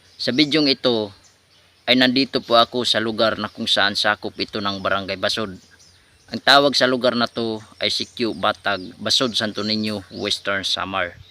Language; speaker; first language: Filipino; non-native, local second language; Waray